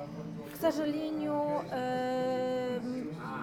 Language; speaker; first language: Russian; non-native, learner; Polish